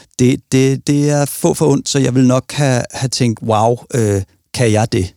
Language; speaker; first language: Danish; native; Danish